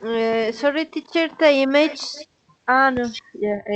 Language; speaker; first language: English; non-native, learner; Spanish